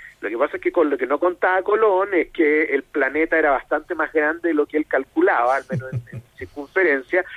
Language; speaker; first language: Spanish; native; Spanish